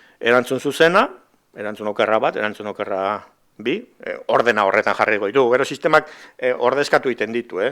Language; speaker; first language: Basque; native; Basque